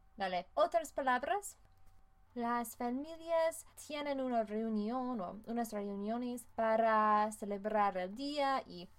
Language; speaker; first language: Spanish; non-native, fluent; English